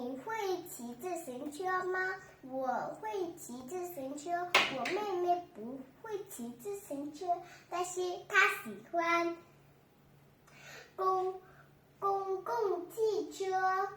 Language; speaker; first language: Chinese; non-native, learner; Vietnamese